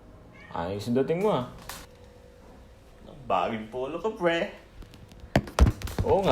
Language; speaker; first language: Filipino; non-native, local second language; Waray